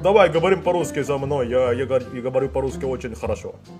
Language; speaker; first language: Russian; non-native, learner; Indonesian